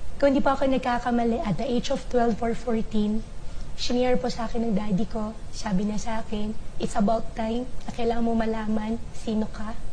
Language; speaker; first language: Filipino; non-native, local second language; Chinese